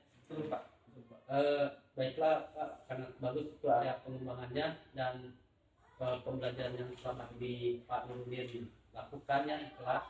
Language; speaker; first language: Indonesian; native; Indonesian